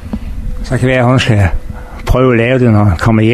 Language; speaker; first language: Danish; native; Danish